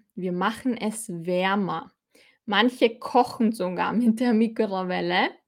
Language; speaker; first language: German; native; German